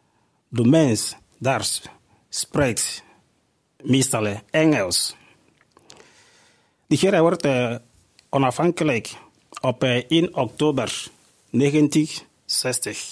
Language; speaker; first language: Dutch; non-native, fluent; Igbo